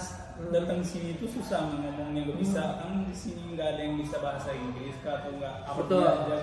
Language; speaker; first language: Indonesian; non-native, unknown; Malayalam